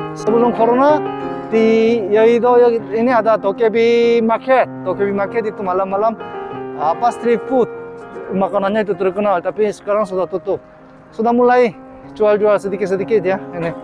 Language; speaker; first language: Indonesian; non-native, fluent; Korean